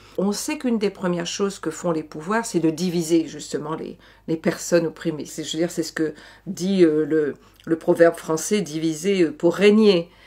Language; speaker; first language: French; native; French